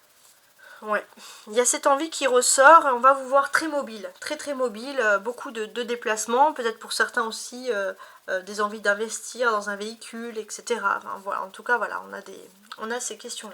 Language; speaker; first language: French; native; French